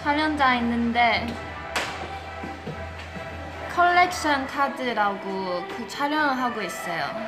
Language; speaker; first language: Korean; non-native, fluent; Chinese